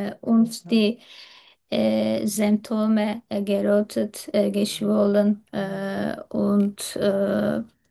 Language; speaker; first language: German; non-native, fluent; Turkish